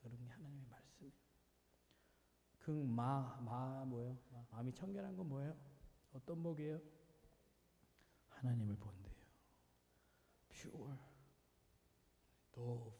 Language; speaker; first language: Korean; native; Korean